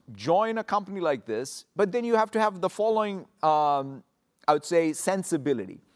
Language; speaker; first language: English; non-native, local second language; Telugu